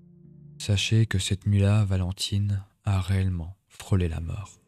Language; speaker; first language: French; native; French